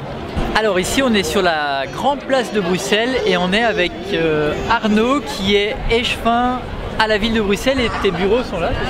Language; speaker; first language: French; native; French